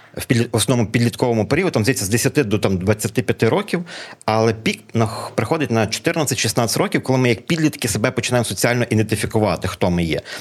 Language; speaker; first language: Ukrainian; native; Ukrainian